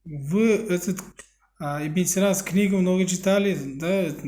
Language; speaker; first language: Russian; non-native, local second language; Uzbek